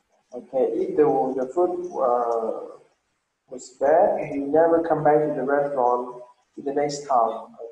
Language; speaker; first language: English; non-native, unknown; Vietnamese